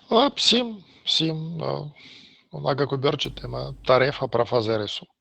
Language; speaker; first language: Portuguese; non-native, learner; Russian